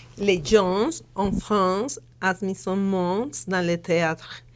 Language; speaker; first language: French; non-native, learner; Spanish